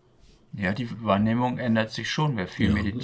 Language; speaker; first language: German; native; German